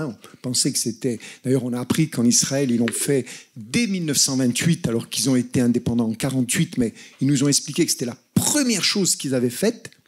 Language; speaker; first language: French; native; French